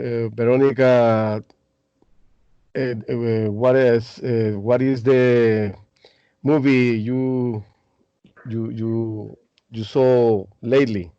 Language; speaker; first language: English; non-native, learner; Spanish